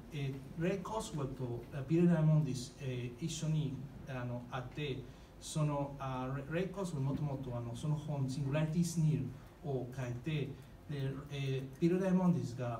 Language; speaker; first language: Japanese; non-native, fluent; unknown